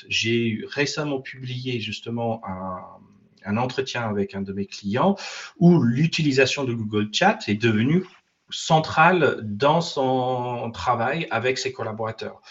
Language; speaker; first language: French; non-native, fluent; English